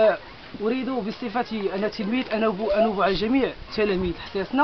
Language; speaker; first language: Arabic; native; Arabic